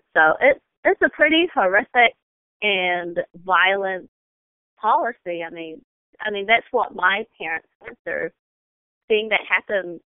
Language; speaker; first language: English; native; English